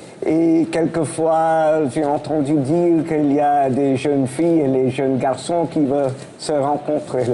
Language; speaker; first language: French; non-native, fluent; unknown